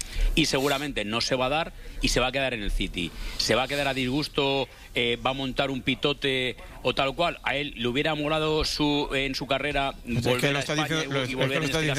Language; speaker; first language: Spanish; native; Spanish